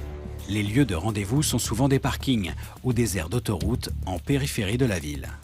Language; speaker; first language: French; native; French